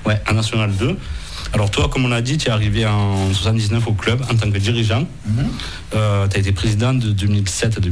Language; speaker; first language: French; native; French